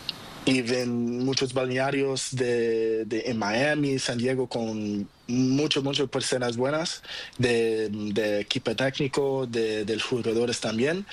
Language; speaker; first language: Spanish; non-native, learner; Portuguese